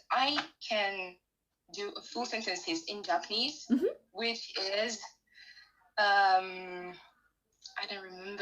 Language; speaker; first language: English; non-native, learner; French